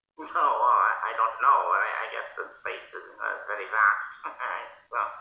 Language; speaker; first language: English; native; English